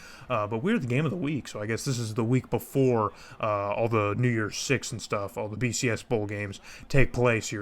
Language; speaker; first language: English; native; English